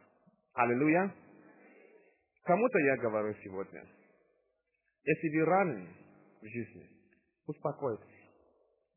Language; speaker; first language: Russian; non-native, fluent; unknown